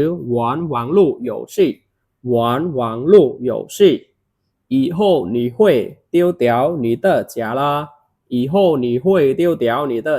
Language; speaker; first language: Chinese; non-native, learner; Khmer